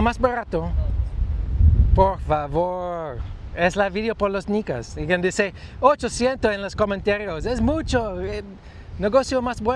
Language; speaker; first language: Spanish; non-native, learner; English